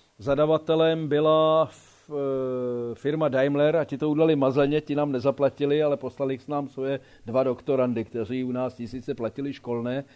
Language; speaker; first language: Czech; native; Czech